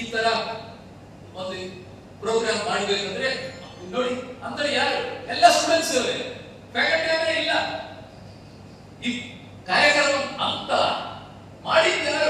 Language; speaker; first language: Kannada; non-native, local second language; Telugu